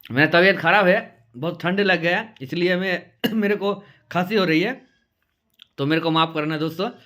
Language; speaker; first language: Hindi; non-native, local second language; Bangla